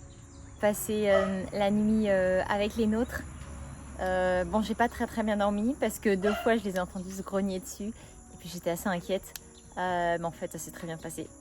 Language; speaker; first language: French; native; French